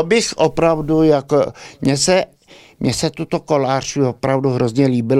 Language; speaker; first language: Czech; early bilingual, heritage; Czech